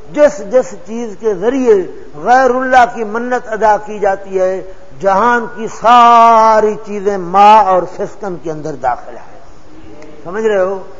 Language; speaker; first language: Urdu; non-native, local second language; Saraiki